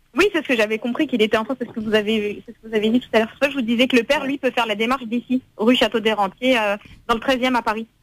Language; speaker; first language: French; native; French